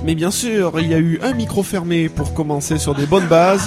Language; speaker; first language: French; native; French